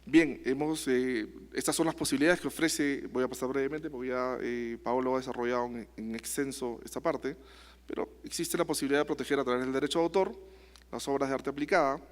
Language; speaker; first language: Spanish; native; Spanish